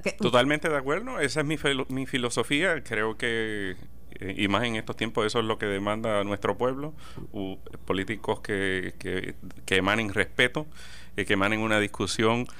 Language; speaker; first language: Spanish; native; Spanish